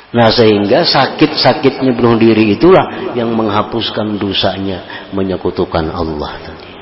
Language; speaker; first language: Indonesian; non-native, local second language; Banjar